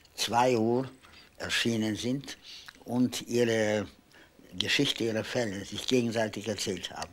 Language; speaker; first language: German; non-native, fluent; Polish